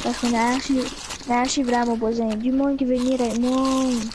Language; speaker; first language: French; early bilingual, heritage; French